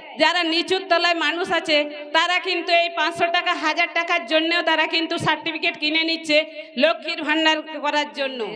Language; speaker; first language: Bangla; non-native, local second language; Santali